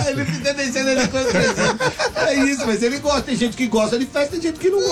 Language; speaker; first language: Portuguese; native; Portuguese